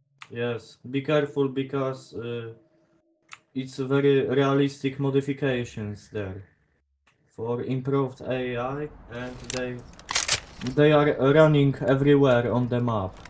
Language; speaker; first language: English; non-native, learner; Polish